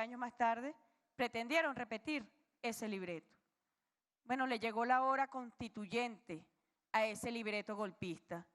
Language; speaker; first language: Spanish; native; Spanish